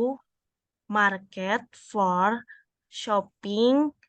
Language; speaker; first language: English; non-native, learner; Indonesian